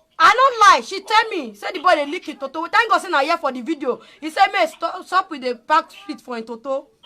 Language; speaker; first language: Nigerian Pidgin; non-native, local second language; Yoruba